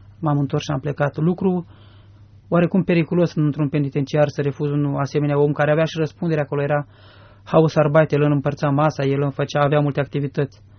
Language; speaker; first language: Romanian; native; Romanian